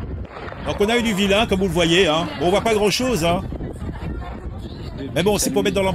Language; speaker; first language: French; native; French